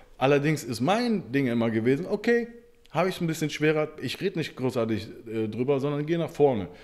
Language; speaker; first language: German; native; German